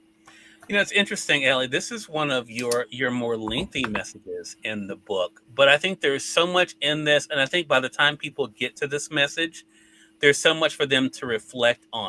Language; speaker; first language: English; native; English